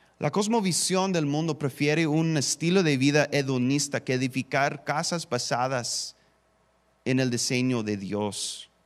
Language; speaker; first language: Spanish; non-native, fluent; English